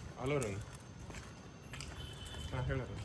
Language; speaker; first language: Kannada; native; Kannada